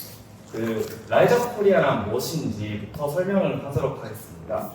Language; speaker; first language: Korean; non-native, fluent; Japanese